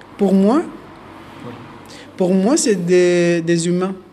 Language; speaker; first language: French; non-native, learner; Persian